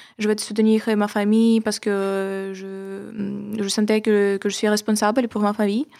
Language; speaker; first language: French; non-native, fluent; Ukrainian